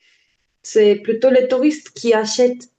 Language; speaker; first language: French; non-native, learner; Ukrainian